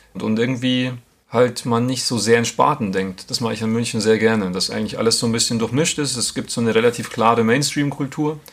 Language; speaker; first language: German; native; German